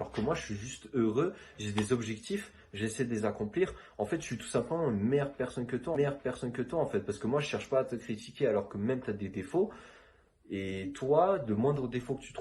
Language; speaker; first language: French; native; French